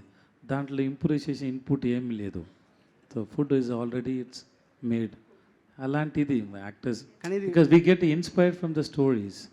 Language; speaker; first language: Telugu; non-native, learner; Tamil